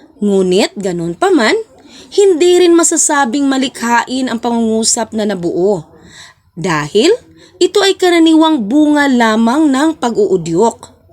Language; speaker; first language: Filipino; non-native, local second language; Cebuano